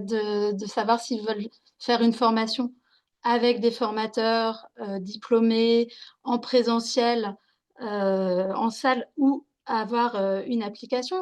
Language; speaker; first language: French; native; French